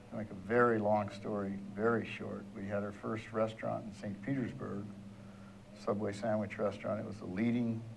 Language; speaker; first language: English; native; English